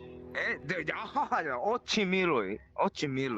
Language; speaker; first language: Japanese; native; Japanese